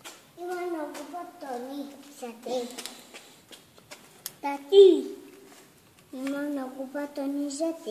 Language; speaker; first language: Bulgarian; early bilingual, heritage; Bulgarian